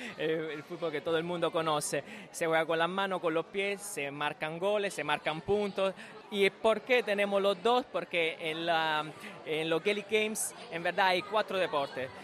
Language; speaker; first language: Spanish; non-native, fluent; Italian